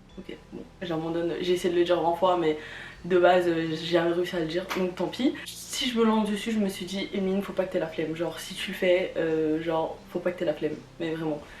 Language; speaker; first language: French; early bilingual, other home language; Vietnamese